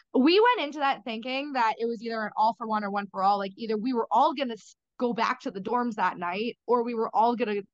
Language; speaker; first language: English; native; English